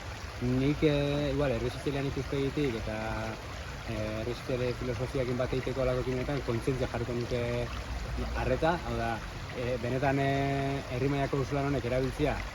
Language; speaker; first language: Basque; native; Basque